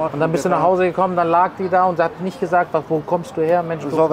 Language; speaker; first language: German; native; German